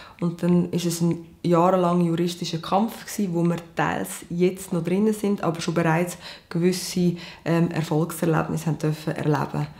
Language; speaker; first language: German; early bilingual, other home language; Portuguese